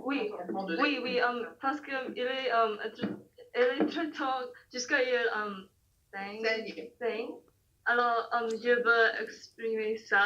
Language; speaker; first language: French; non-native, learner; English